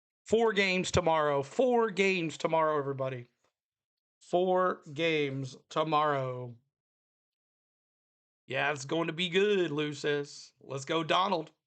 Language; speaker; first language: English; native; English